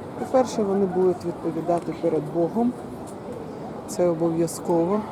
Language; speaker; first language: Ukrainian; non-native, local second language; Russian